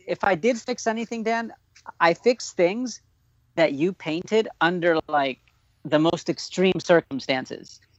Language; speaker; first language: English; native; English